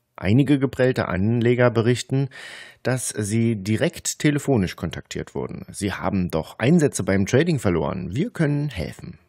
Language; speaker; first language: German; native; German